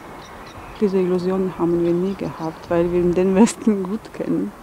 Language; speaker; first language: German; non-native, fluent; Georgian